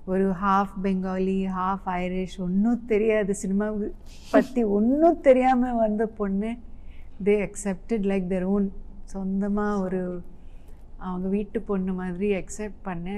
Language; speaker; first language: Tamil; non-native, local second language; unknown